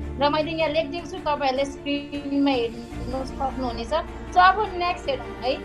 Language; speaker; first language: Nepali; non-native, local second language; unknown